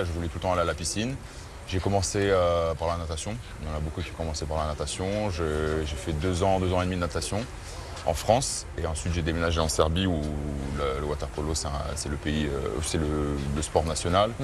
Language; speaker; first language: French; native; French